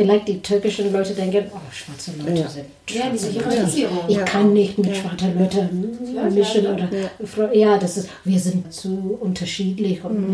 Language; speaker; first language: German; non-native, learner; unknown